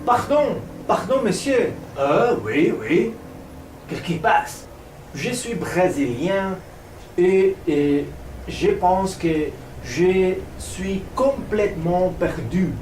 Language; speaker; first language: French; non-native, learner; Portuguese